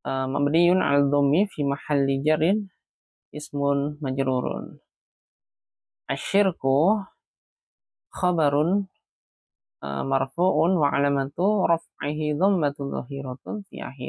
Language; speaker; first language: Arabic; non-native, fluent; Indonesian